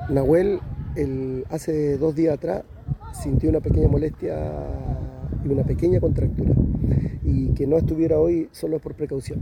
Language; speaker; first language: Spanish; native; Spanish